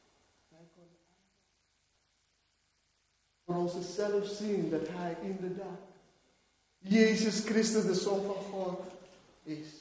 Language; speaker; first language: Dutch; non-native, fluent; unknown